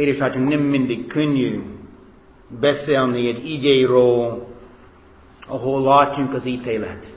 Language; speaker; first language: Hungarian; non-native, fluent; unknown